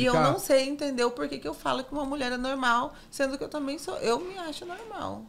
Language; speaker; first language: Portuguese; native; Portuguese